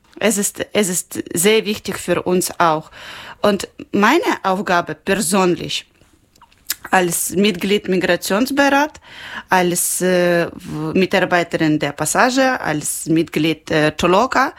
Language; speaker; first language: German; non-native, learner; Ukrainian